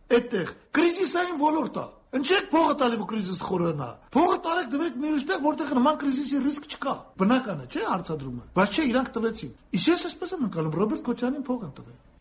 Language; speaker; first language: Armenian; native; Armenian